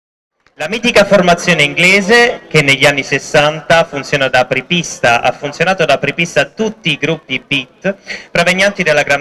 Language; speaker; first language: Italian; native; Italian